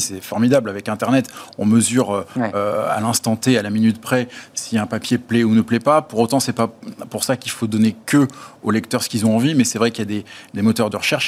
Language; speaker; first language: French; native; French